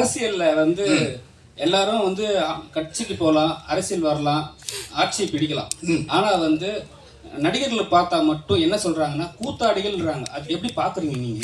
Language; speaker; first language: Tamil; native; Tamil